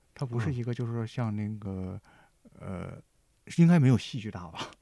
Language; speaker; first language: Chinese; native; Chinese